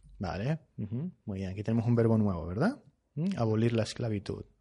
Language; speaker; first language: Spanish; native; Spanish